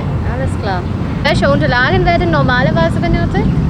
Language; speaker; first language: German; non-native, fluent; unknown